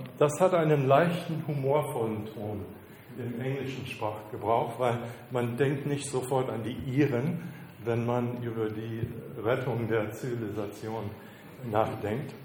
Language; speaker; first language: German; non-native, fluent; English